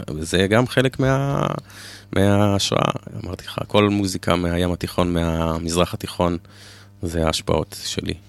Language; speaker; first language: Hebrew; native; Hebrew